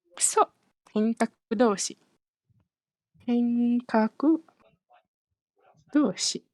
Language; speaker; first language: Japanese; non-native, fluent; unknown